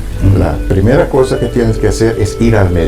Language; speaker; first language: Spanish; non-native, fluent; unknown